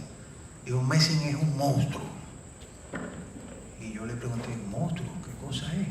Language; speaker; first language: Spanish; native; Spanish